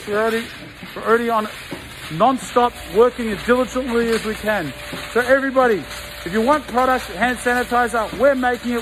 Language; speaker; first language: English; native; English